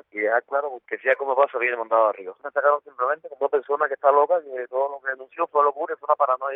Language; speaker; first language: Spanish; native; Spanish